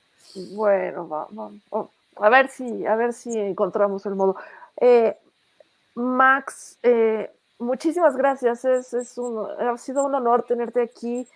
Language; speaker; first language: Spanish; native; Spanish